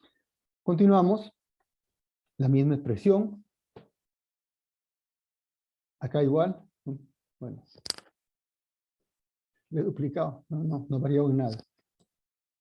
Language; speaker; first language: Spanish; native; Spanish